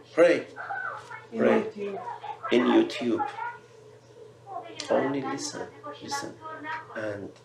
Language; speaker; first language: English; non-native, learner; Persian